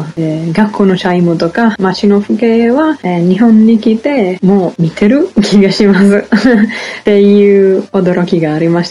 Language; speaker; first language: Japanese; non-native, fluent; Italian